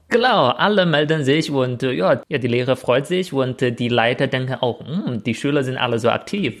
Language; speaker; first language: German; non-native, fluent; Chinese